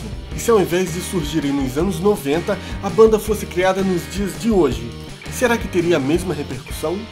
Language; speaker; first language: Portuguese; native; Portuguese